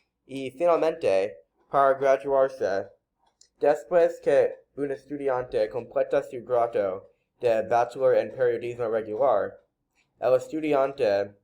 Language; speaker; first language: Spanish; non-native, learner; English